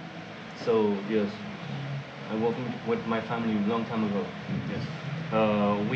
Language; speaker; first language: English; non-native, learner; Vietnamese